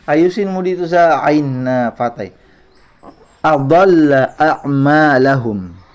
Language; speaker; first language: Filipino; non-native, local second language; Maranao